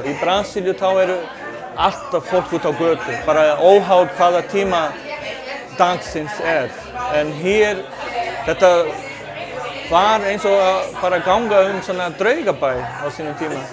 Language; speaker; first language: Icelandic; non-native, fluent; Portuguese